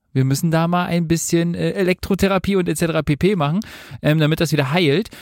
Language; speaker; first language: German; native; German